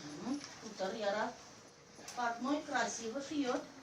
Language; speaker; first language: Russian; non-native, local second language; Tatar